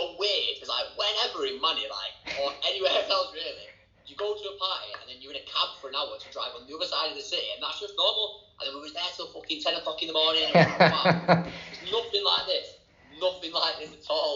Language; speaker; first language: English; native; English